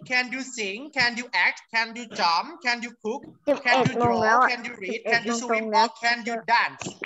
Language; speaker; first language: English; non-native, fluent; Thai